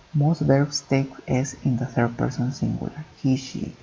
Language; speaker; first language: English; non-native, fluent; Spanish